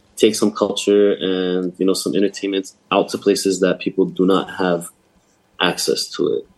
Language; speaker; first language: English; native; English